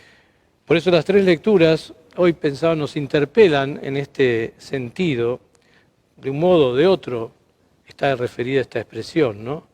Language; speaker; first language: Spanish; native; Spanish